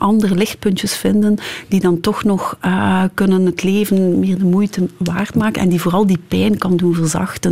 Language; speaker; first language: Dutch; native; Dutch